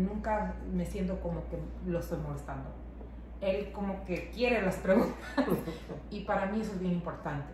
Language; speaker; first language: Spanish; non-native, local second language; English